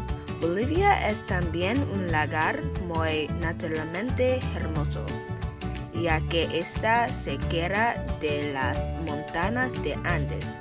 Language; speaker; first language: Spanish; non-native, learner; English